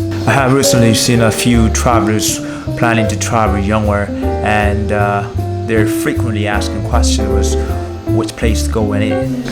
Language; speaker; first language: English; non-native, learner; Korean